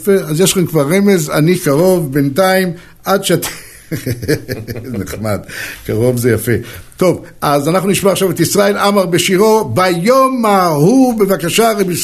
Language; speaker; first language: Hebrew; native; Hebrew